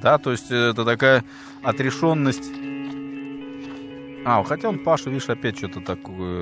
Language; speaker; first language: Russian; native; Russian